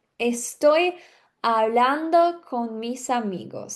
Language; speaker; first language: Spanish; non-native, fluent; Portuguese